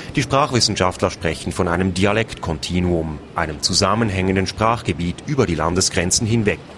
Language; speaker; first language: German; native; German